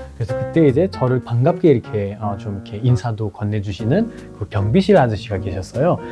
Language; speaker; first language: Korean; non-native, fluent; Nepali